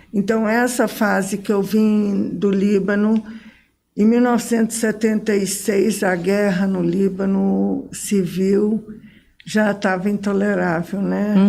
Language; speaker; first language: Portuguese; early bilingual, other home language; Arabic